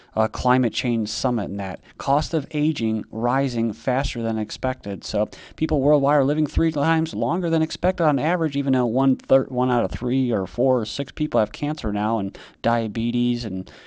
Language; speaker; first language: English; native; English